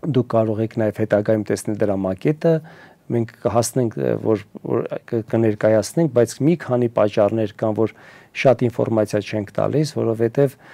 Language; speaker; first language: Armenian; early bilingual, heritage; Armenian